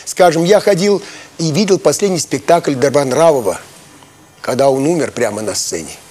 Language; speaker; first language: Russian; native; Russian